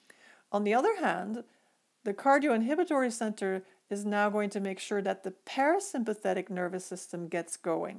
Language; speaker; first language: English; native; English